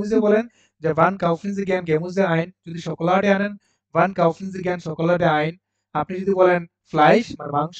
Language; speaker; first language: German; non-native, fluent; Bangla